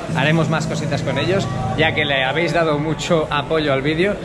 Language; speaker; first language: Spanish; native; Spanish